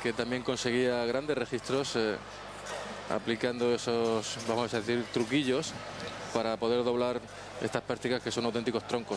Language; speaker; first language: Spanish; native; Spanish